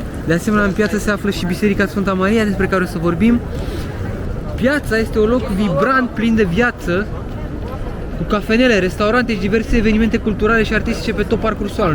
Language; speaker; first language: Romanian; native; Romanian